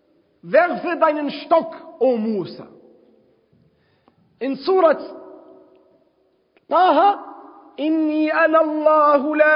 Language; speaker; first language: German; non-native, fluent; Arabic